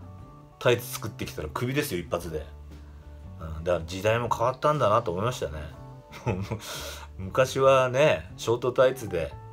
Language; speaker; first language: Japanese; native; Japanese